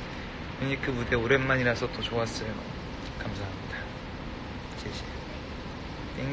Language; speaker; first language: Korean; non-native, fluent; Chinese